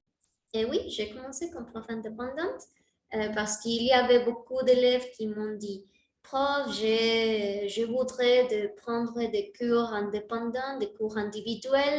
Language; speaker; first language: French; non-native, learner; Spanish